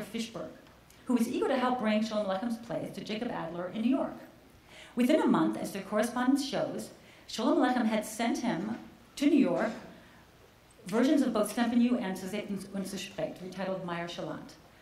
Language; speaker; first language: English; native; English